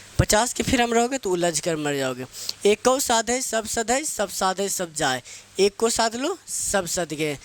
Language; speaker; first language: Hindi; native; Hindi